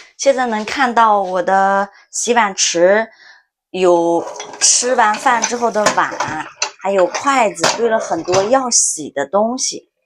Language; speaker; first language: Chinese; native; Chinese